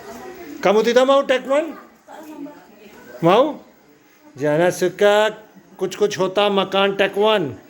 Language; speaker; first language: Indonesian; non-native, learner; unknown